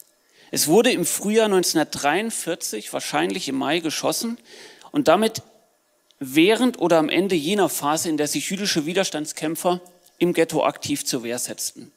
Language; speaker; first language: German; native; German